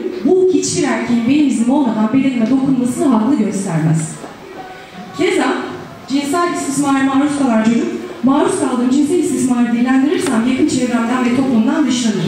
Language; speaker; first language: Turkish; native; Turkish